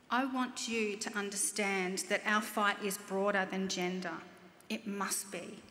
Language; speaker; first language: English; native; English